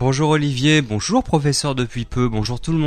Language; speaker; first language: French; native; French